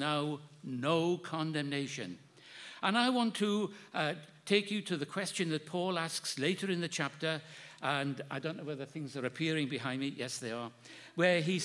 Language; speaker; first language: English; native; English